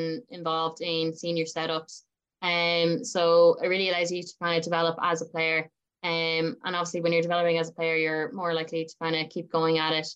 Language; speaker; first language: English; native; English